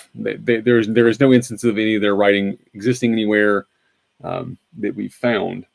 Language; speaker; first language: English; native; English